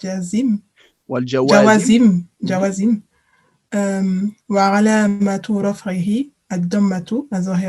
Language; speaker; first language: Arabic; non-native, learner; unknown